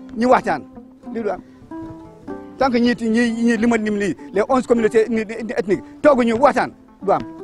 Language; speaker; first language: Wolof; non-native, local second language; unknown